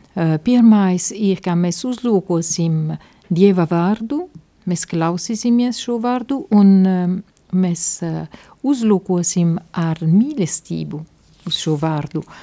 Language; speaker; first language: Latvian; non-native, fluent; Italian